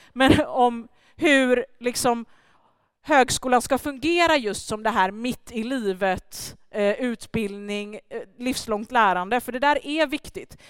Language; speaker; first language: Swedish; early bilingual, other home language; Persian